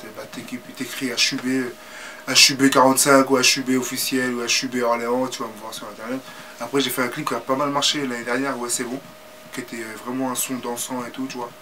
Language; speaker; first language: French; native; French